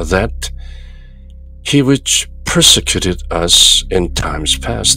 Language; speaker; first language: English; non-native, fluent; Korean